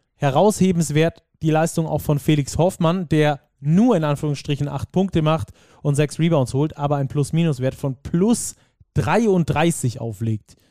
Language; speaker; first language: German; native; German